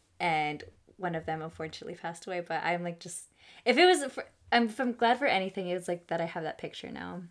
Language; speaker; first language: English; early bilingual, other home language; Spanish